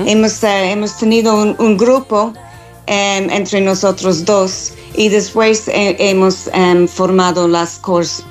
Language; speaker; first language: Spanish; non-native, learner; English